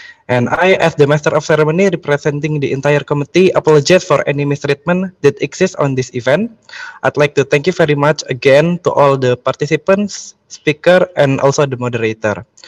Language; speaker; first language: English; non-native, fluent; Indonesian